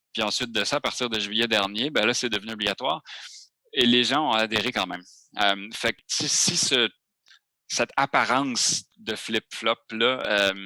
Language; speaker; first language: French; native; French